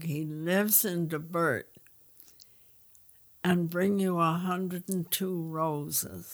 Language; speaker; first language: English; native; English